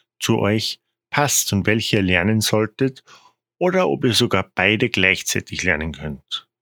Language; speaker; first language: German; non-native, fluent; Korean